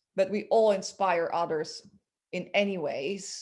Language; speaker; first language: English; non-native, fluent; Dutch